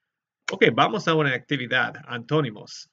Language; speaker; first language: Spanish; non-native, fluent; English